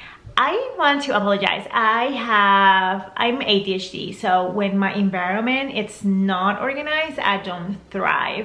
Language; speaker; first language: English; non-native, fluent; Spanish